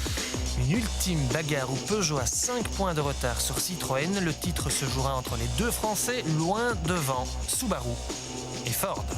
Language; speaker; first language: French; native; French